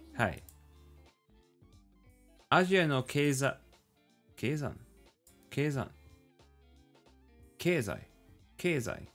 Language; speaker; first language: Japanese; non-native, learner; English